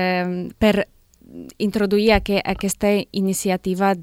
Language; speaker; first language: Catalan; non-native, learner; Russian